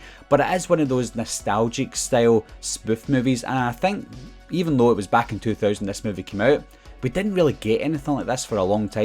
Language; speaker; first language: English; native; English